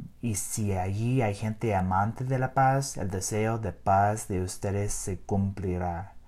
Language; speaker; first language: Spanish; non-native, learner; English